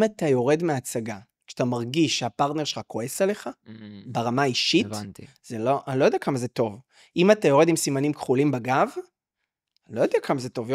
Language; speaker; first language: Hebrew; native; Hebrew